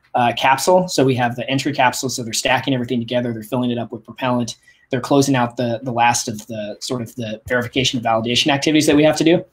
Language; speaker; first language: English; native; English